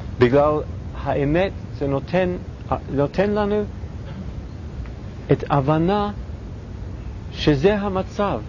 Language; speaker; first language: Hebrew; non-native, fluent; English